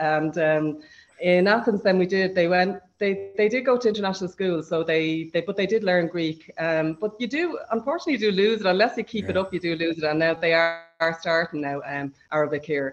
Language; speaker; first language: English; native; English